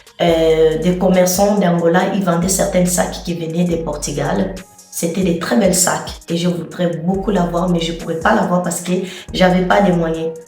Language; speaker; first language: French; non-native, fluent; Portuguese